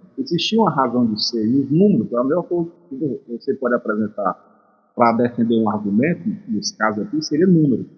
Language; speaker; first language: Portuguese; native; Portuguese